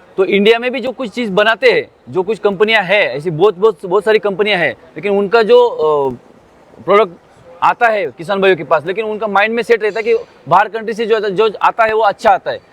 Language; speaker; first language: Hindi; non-native, local second language; Marathi